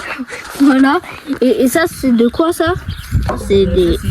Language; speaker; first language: French; native; French